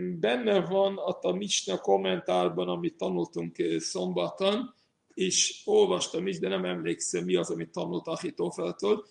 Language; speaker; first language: Hungarian; non-native, fluent; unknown